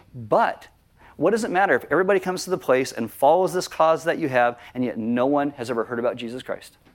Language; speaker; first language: English; native; English